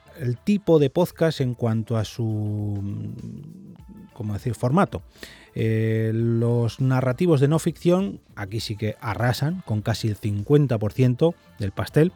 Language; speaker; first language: Spanish; native; Spanish